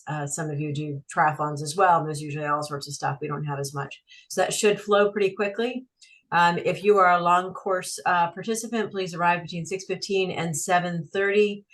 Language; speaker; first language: English; native; English